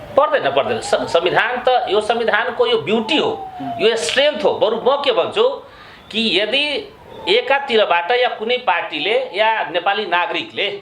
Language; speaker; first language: Nepali; non-native, local second language; Maithili